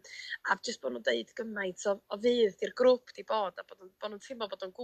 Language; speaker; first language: Welsh; native; Welsh